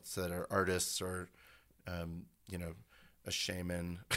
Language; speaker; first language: English; native; English